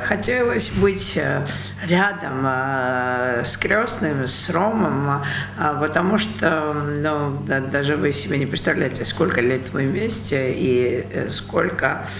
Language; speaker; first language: Russian; non-native, local second language; Georgian